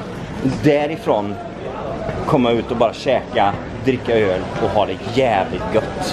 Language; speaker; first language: Swedish; native; Swedish